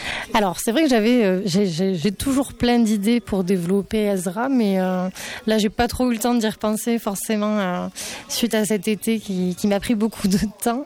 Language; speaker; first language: French; native; French